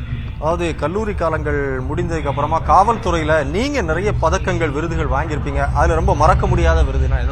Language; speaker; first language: Tamil; native; Tamil